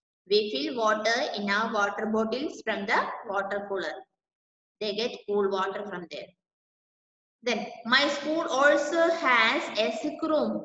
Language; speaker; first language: English; non-native, local second language; Malayalam